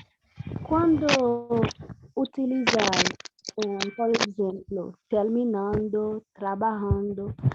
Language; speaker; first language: Portuguese; non-native, learner; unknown